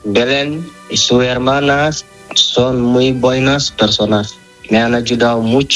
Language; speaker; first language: Spanish; non-native, learner; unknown